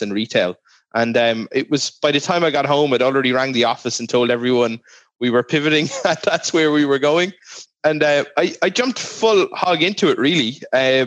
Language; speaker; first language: English; native; English